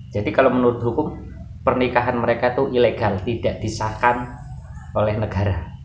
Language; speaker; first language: Indonesian; native; Indonesian